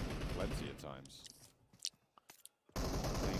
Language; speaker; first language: English; native; English